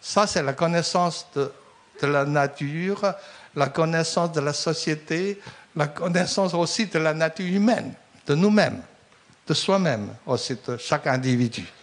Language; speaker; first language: French; non-native, fluent; Chinese